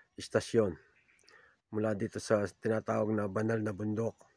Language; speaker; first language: Filipino; non-native, local second language; Pampanga